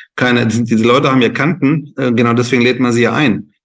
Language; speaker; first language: German; non-native, fluent; Persian